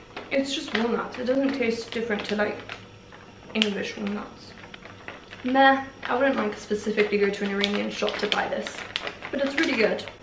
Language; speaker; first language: English; early bilingual, other home language; Persian